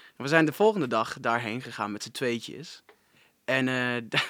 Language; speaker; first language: Dutch; non-native, fluent; English